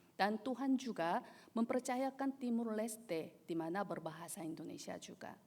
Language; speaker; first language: Indonesian; non-native, fluent; Korean